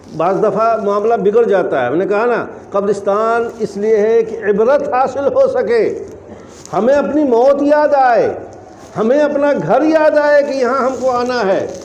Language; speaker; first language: Urdu; native; Urdu